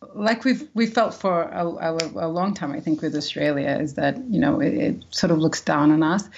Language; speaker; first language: English; early bilingual, other home language; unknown